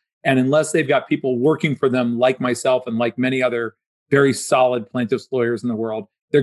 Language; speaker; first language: English; native; English